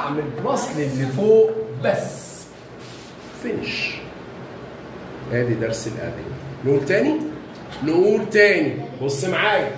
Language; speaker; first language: Arabic; native; Arabic